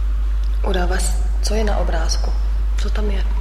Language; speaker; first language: Czech; non-native, fluent; German